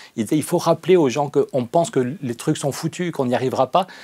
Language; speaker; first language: French; native; French